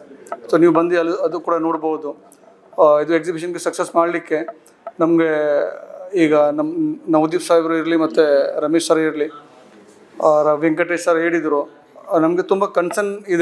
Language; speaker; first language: Kannada; non-native, local second language; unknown